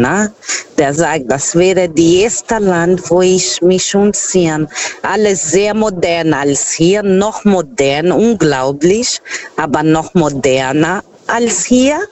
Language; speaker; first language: German; non-native, fluent; Portuguese